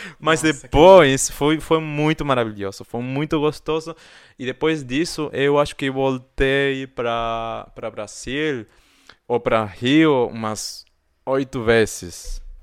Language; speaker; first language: Portuguese; non-native, fluent; Spanish